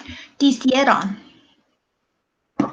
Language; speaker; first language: Spanish; non-native, learner; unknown